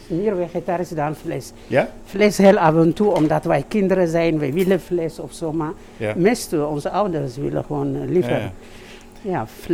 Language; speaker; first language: Dutch; non-native, learner; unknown